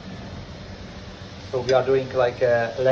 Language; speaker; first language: English; non-native, fluent; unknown